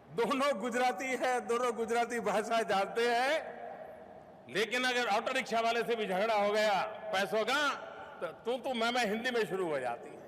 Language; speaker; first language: Hindi; non-native, local second language; Gujarati